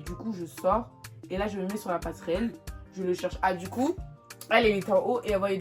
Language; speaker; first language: French; native; French